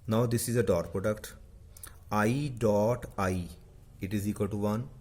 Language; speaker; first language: English; non-native, local second language; Punjabi